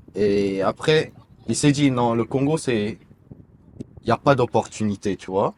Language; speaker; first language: French; non-native, local second language; Korean